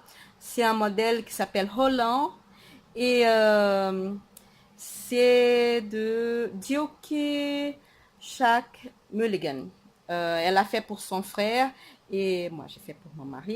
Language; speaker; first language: French; non-native, fluent; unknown